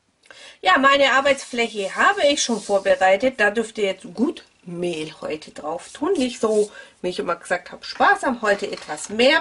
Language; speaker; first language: German; native; German